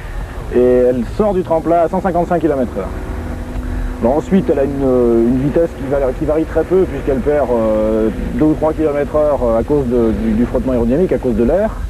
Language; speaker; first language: French; native; French